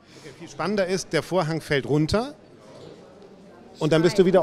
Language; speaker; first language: German; native; German